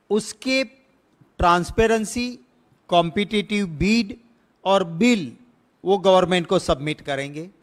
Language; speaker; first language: Hindi; non-native, local second language; Gujarati